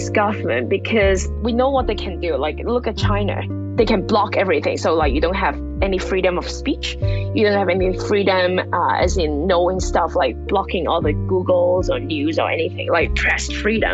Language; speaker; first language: English; non-native, local second language; Cantonese